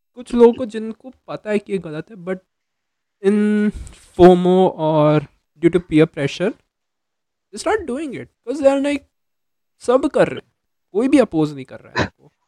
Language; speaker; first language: Hindi; native; Hindi